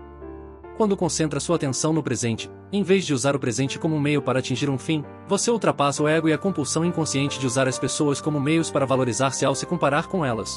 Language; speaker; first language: Portuguese; native; Portuguese